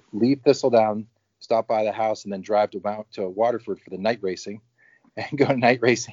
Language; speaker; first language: English; native; English